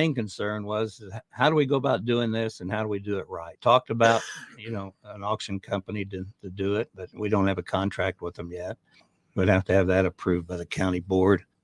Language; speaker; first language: English; native; English